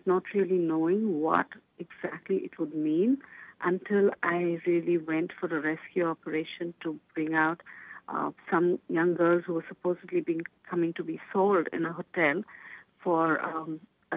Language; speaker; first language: English; non-native, local second language; Bangla